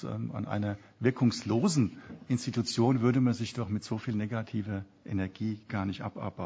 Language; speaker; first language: German; native; German